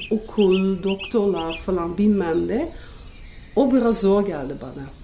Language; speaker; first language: Turkish; non-native, fluent; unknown